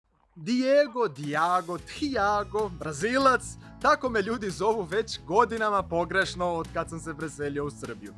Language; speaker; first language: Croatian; non-native, fluent; Portuguese